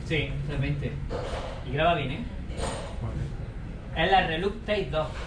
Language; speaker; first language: Spanish; native; Spanish